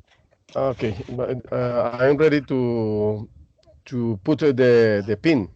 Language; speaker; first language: English; non-native, learner; Spanish